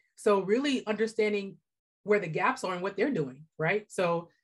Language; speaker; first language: English; native; English